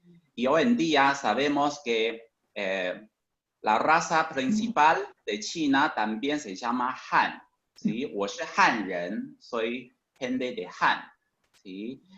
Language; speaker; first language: Spanish; non-native, fluent; Chinese